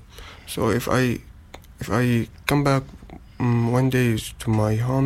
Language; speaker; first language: English; non-native, learner; Arabic